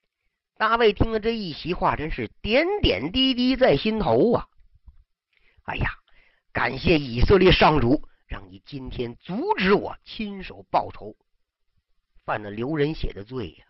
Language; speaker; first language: Chinese; native; Chinese